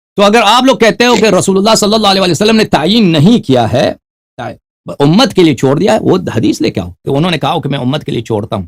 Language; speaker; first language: Urdu; non-native, fluent; Persian